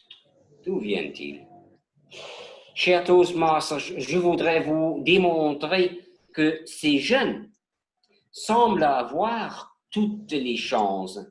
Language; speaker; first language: French; non-native, learner; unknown